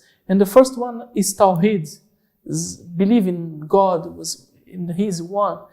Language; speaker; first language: English; non-native, learner; Portuguese